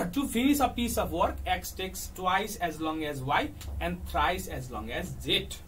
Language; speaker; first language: English; non-native, local second language; Nepali